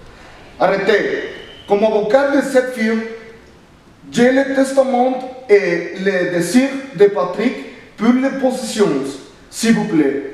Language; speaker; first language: French; non-native, learner; Spanish